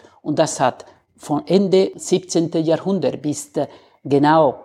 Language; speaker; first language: German; non-native, learner; Spanish